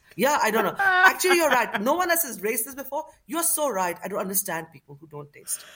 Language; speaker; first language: English; non-native, local second language; Urdu